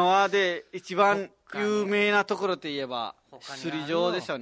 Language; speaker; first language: Japanese; non-native, fluent; Nepali